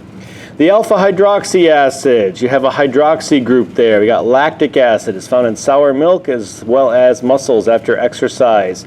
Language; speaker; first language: English; native; English